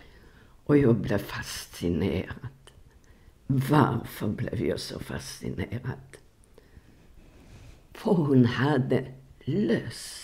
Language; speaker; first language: Swedish; non-native, fluent; Polish